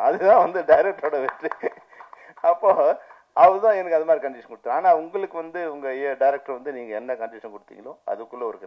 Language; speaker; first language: Tamil; native; Tamil